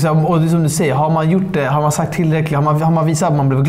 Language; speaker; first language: Swedish; native; Swedish